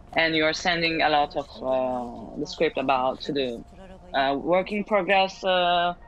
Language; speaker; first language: English; non-native, learner; Turkish